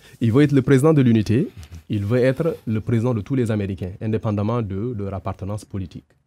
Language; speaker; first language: French; non-native, local second language; Wolof